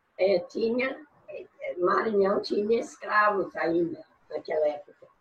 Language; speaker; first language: Portuguese; non-native, fluent; English